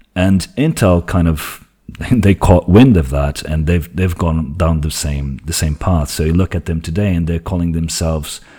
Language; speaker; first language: English; non-native, fluent; Portuguese